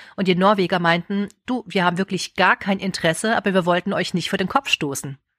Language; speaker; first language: German; native; German